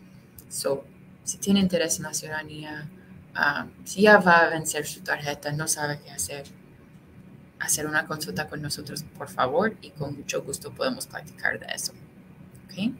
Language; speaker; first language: Spanish; non-native, fluent; English